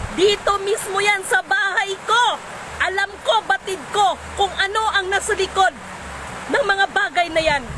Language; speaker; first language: Filipino; non-native, local second language; Cebuano